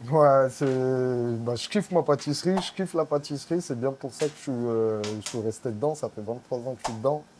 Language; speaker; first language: French; native; French